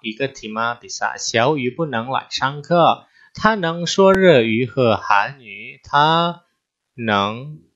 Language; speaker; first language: Chinese; non-native, fluent; Indonesian